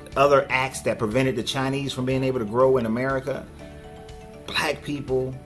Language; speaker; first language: English; native; English